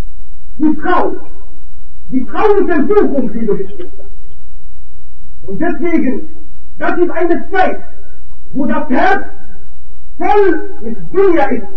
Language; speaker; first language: German; non-native, fluent; Arabic